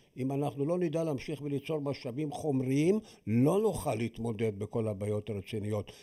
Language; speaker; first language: Hebrew; native; Hebrew